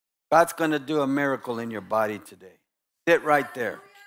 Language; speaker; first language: English; native; English